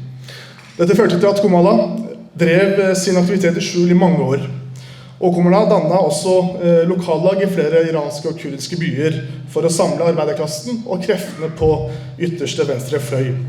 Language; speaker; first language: Norwegian; early bilingual, other home language; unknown